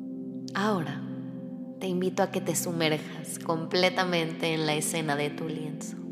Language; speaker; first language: Spanish; native; Spanish